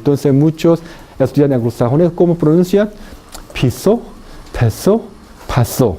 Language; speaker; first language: Spanish; non-native, fluent; Korean